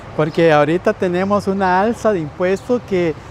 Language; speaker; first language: Spanish; native; Spanish